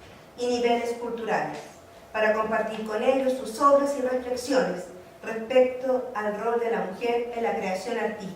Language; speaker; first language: Spanish; native; Spanish